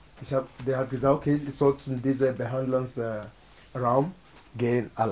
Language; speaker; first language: German; non-native, learner; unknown